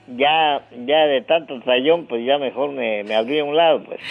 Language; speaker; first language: Spanish; native; Spanish